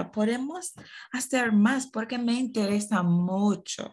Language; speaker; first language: Spanish; non-native, fluent; English